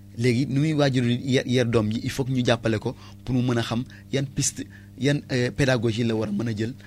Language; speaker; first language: Wolof; native; Wolof